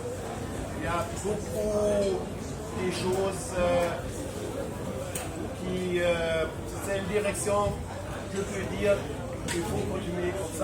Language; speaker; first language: French; non-native, fluent; German